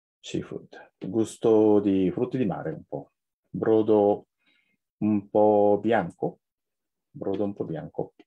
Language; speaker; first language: Italian; non-native, fluent; Japanese